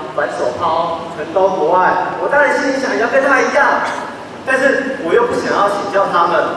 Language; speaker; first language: Chinese; native; Chinese